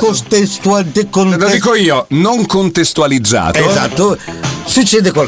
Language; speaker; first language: Italian; native; Italian